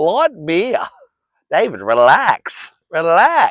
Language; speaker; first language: English; native; English